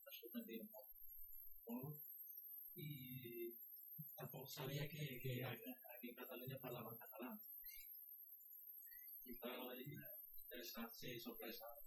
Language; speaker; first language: Catalan; non-native, learner; Spanish